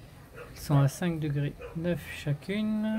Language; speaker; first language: French; native; French